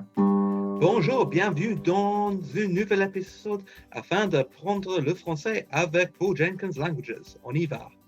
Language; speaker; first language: French; non-native, fluent; English